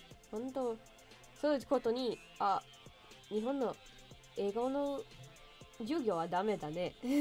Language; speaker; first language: Japanese; non-native, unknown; English